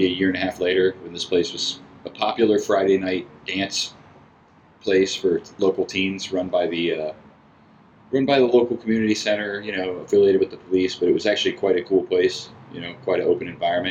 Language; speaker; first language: English; native; English